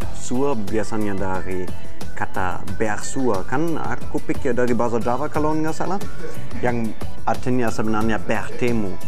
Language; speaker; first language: Indonesian; non-native, fluent; German